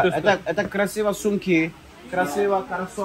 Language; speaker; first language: Russian; non-native, learner; Turkish